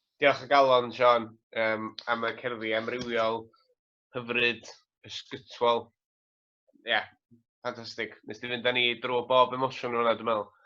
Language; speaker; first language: Welsh; native; Welsh